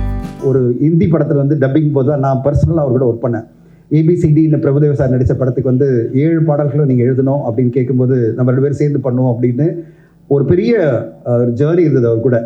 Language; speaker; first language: Tamil; native; Tamil